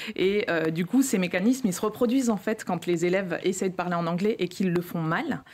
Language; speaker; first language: French; native; French